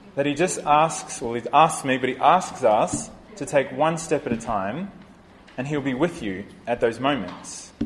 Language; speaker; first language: English; native; English